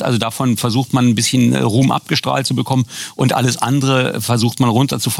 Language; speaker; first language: German; native; German